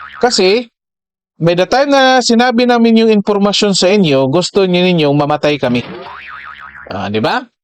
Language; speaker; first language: Filipino; native; Filipino